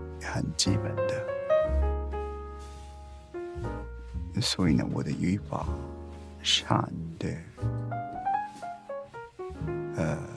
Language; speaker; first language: Chinese; non-native, learner; Japanese